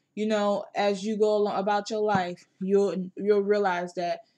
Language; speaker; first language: English; native; English